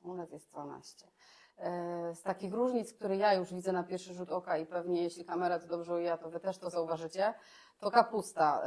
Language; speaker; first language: Polish; native; Polish